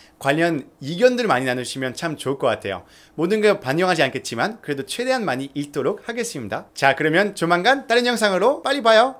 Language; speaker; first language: Korean; non-native, fluent; French